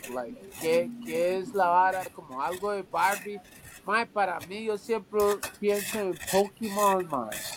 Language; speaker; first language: Spanish; early bilingual, heritage; Spanish